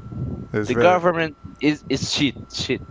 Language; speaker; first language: English; non-native, learner; Portuguese